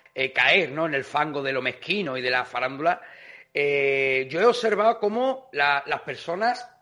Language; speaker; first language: Spanish; native; Spanish